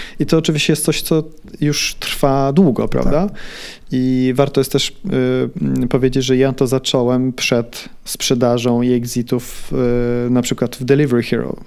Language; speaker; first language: Polish; early bilingual, heritage; Polish